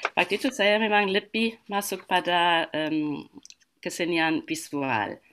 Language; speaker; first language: Indonesian; non-native, fluent; German